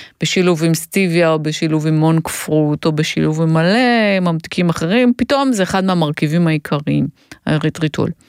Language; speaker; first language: Hebrew; native; Hebrew